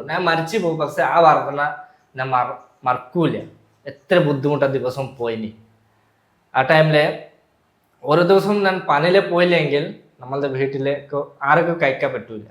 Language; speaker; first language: Malayalam; non-native, learner; Bangla